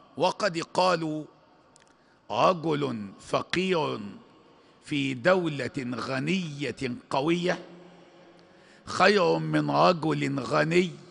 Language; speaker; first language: Arabic; native; Arabic